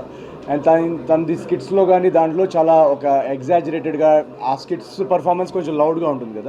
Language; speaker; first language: Telugu; native; Telugu